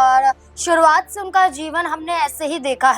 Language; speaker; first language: Hindi; native; Hindi